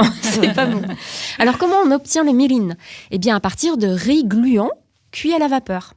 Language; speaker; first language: French; native; French